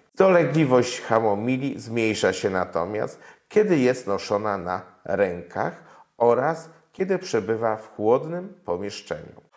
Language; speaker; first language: Polish; native; Polish